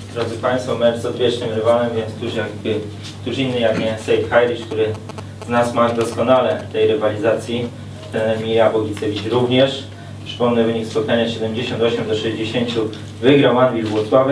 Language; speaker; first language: Polish; native; Polish